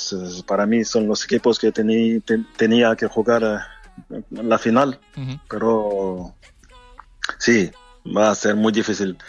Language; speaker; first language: Spanish; non-native, fluent; French